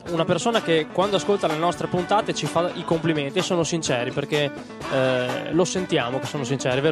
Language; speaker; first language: Italian; native; Italian